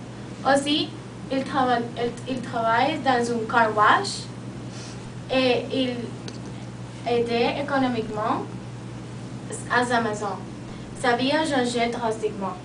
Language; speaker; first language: French; non-native, learner; Spanish